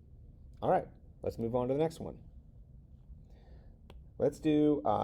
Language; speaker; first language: English; native; English